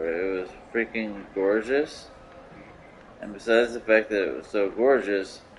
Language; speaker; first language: English; native; English